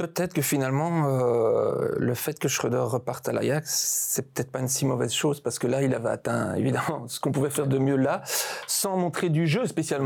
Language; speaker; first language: French; native; French